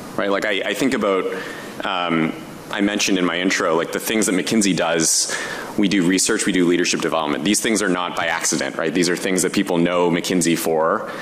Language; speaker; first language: English; native; English